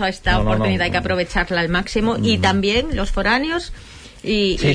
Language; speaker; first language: Spanish; native; Spanish